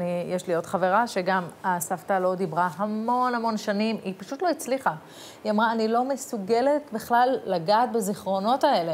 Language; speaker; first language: Hebrew; native; Hebrew